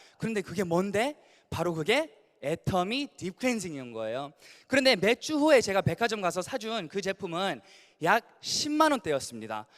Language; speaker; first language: Korean; early bilingual, heritage; English